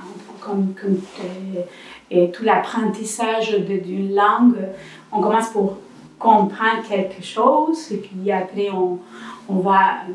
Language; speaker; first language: French; non-native, learner; Spanish